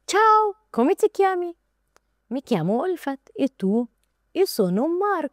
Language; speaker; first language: Italian; non-native, learner; Arabic